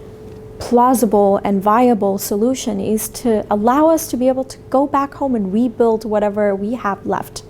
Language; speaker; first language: English; non-native, fluent; Rohingya